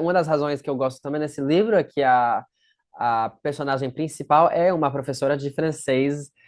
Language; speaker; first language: Portuguese; non-native, fluent; French